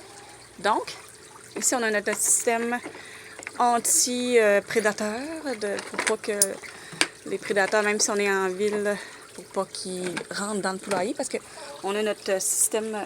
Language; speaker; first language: French; native; French